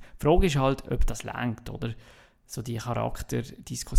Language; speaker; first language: German; native; German